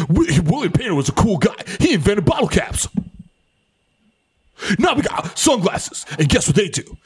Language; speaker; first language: English; early bilingual, other home language; Spanish